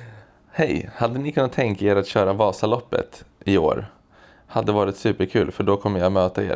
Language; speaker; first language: Swedish; native; Swedish